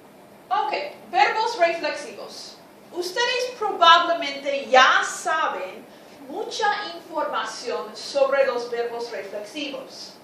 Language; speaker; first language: Spanish; non-native, fluent; English